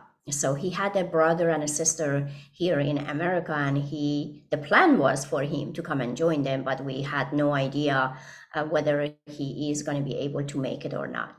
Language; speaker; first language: English; non-native, fluent; Persian